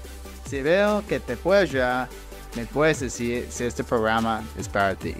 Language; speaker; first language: Spanish; non-native, fluent; English